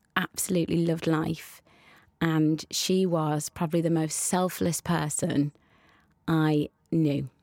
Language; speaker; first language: English; native; English